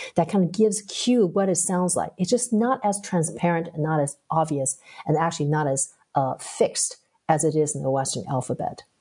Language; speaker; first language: English; early bilingual, other home language; Chinese